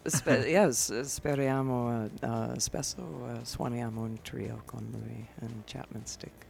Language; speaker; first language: Italian; non-native, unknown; English